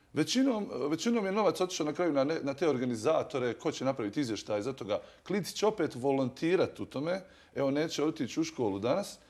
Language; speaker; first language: Bosnian; native; Bosnian